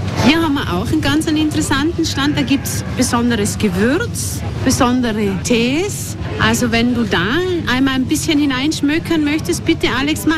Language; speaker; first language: German; native; German